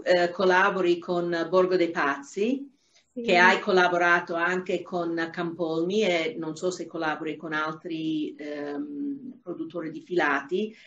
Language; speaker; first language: Italian; non-native, fluent; English